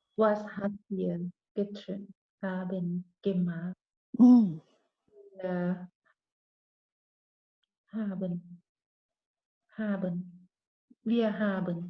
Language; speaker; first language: German; non-native, learner; Thai